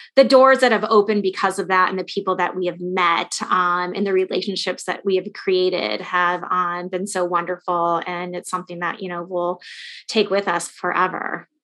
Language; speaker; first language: English; native; English